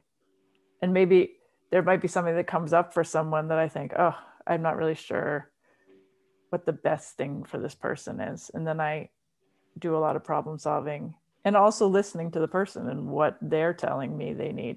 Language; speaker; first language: English; native; English